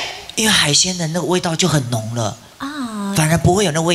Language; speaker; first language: Chinese; native; Chinese